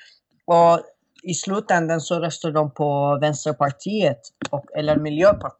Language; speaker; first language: Swedish; non-native, fluent; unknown